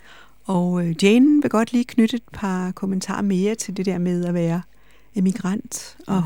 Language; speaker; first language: Danish; native; Danish